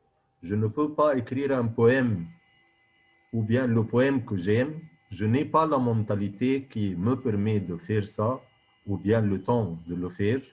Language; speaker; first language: French; non-native, fluent; Arabic